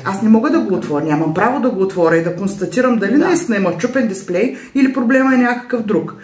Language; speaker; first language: Bulgarian; native; Bulgarian